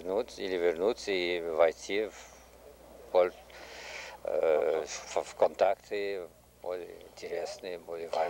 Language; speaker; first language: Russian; non-native, fluent; French